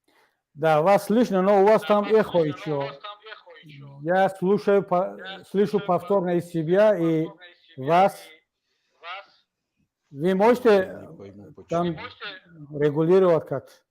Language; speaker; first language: Russian; non-native, local second language; Tajik